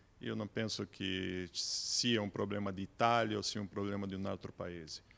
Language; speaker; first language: Italian; non-native, fluent; Spanish